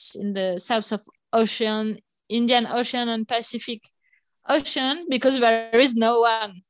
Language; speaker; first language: English; non-native, fluent; French